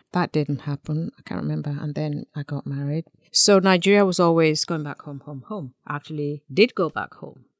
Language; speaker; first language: English; non-native, local second language; Yoruba